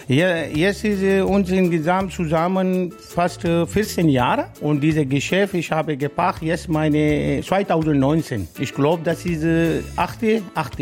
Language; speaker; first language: German; non-native, learner; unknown